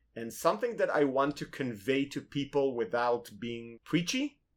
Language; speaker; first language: English; non-native, fluent; Hebrew